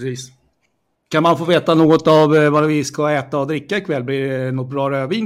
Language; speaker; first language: Swedish; early bilingual, heritage; Swedish